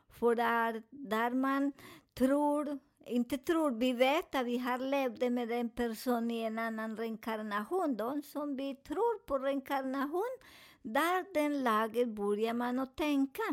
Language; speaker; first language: Swedish; non-native, learner; Spanish